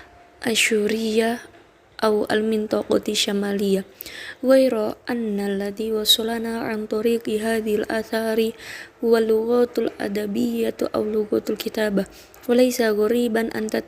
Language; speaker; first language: Arabic; non-native, learner; Indonesian